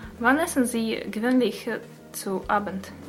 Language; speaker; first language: German; non-native, learner; Russian